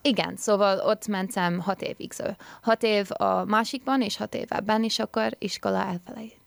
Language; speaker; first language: Hungarian; early bilingual, heritage; Hungarian